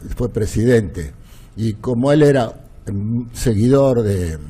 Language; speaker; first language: Spanish; native; Spanish